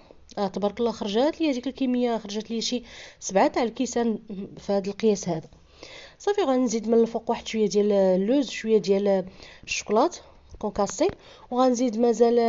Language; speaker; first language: Arabic; native; Arabic